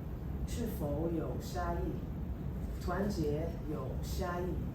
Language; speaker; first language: Chinese; non-native, learner; English